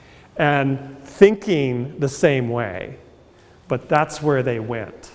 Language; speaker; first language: English; native; English